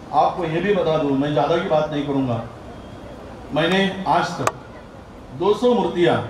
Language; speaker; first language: Hindi; non-native, local second language; Marathi